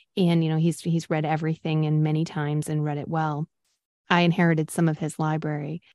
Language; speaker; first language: English; native; English